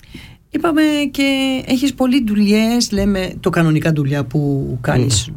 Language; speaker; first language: Greek; early bilingual, heritage; Greek